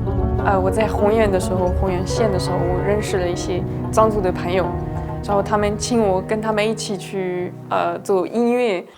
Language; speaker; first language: Chinese; non-native, fluent; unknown